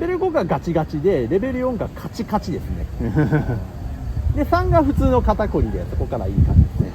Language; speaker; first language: Japanese; native; Japanese